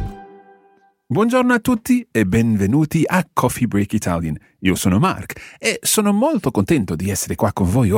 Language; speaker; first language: Italian; non-native, fluent; English